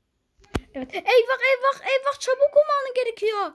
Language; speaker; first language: Turkish; early bilingual, heritage; Turkish